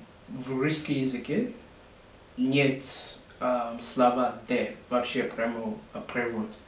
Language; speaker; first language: Russian; non-native, learner; English